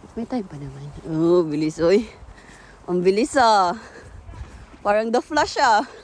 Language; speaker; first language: Filipino; native; Filipino